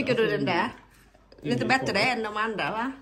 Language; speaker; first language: Swedish; non-native, learner; Vietnamese